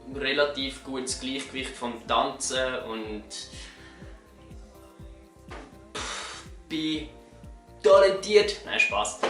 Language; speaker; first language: German; native; German